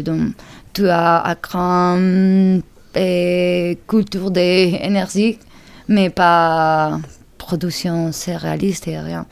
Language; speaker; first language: French; non-native, learner; Spanish